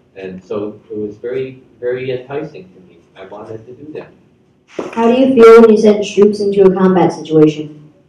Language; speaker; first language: English; native; English